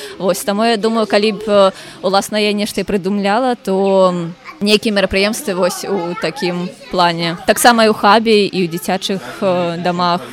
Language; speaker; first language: Belarusian; native; Belarusian